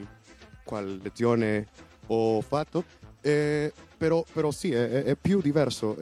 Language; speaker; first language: Italian; non-native, learner; Spanish